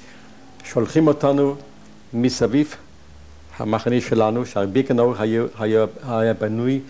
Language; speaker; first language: Hebrew; non-native, fluent; German